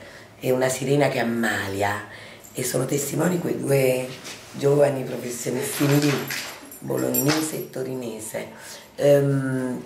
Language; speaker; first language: Italian; native; Italian